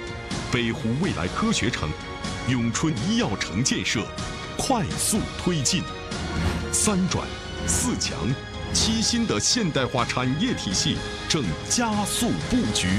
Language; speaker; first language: Chinese; native; Chinese